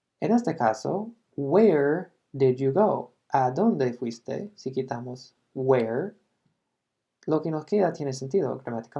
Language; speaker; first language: Spanish; non-native, fluent; English